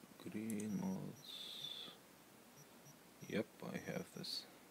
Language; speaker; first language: English; non-native, fluent; Lithuanian